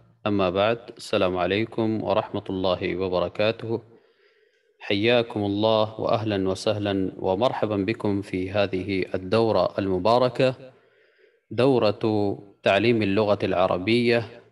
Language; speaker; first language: Arabic; non-native, fluent; Urdu